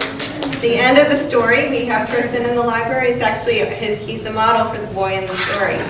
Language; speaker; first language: English; native; English